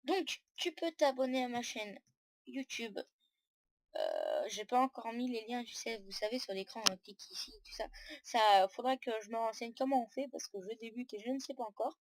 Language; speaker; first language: French; native; French